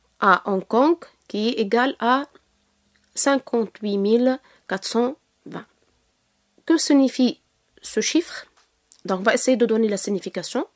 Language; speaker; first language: French; non-native, local second language; Arabic